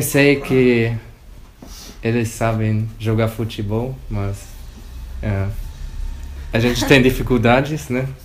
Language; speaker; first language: Portuguese; non-native, fluent; German